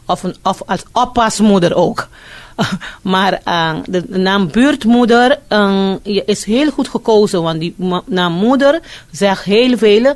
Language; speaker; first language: Dutch; non-native, fluent; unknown